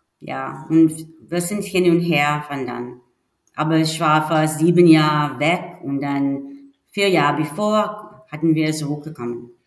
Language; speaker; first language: German; non-native, learner; English